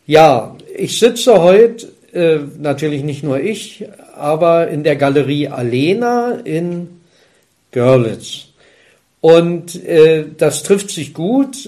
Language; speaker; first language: German; native; German